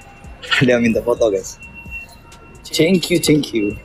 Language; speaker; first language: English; non-native, learner; Indonesian